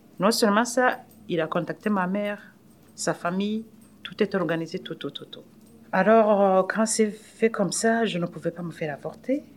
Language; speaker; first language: French; non-native, local second language; Rundi